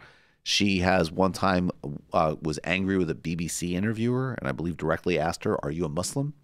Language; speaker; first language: English; native; English